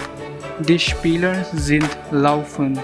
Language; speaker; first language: German; non-native, learner; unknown